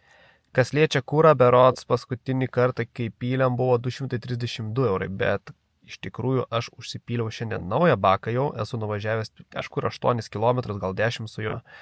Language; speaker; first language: Lithuanian; native; Lithuanian